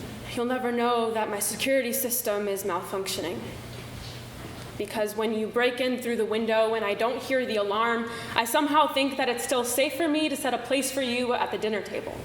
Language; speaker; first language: English; native; English